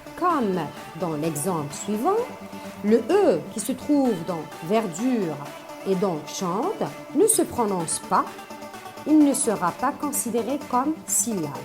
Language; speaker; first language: French; non-native, local second language; Arabic